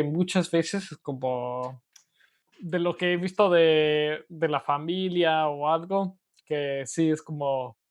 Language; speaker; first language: Spanish; non-native, learner; English